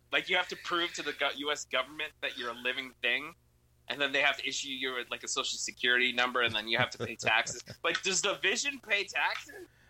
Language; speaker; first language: English; early bilingual, other home language; Spanish